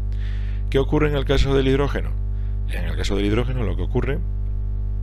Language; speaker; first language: Spanish; native; Spanish